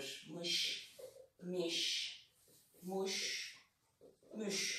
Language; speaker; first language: Turkish; non-native, fluent; Arabic